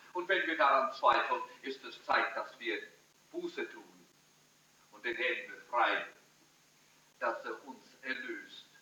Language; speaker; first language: German; early bilingual, heritage; German